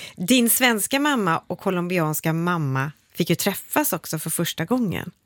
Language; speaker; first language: Swedish; native; Swedish